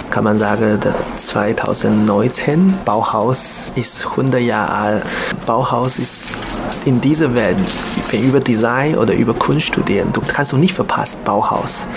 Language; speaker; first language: German; non-native, learner; Chinese